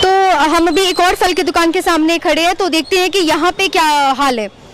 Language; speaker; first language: Hindi; native; Hindi